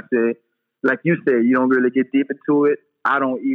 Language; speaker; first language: English; native; English